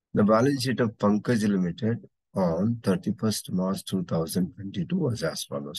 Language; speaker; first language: English; non-native, local second language; Kannada